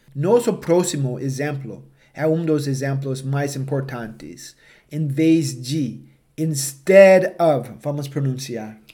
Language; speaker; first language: Portuguese; non-native, fluent; English